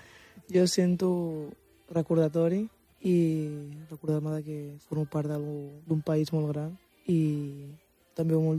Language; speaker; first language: Catalan; early bilingual, other home language; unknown